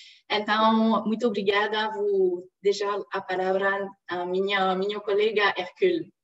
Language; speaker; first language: Portuguese; non-native, fluent; French